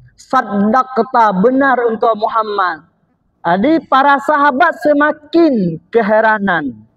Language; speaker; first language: Malay; non-native, local second language; Achinese